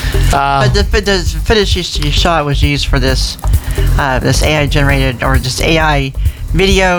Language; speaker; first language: English; native; English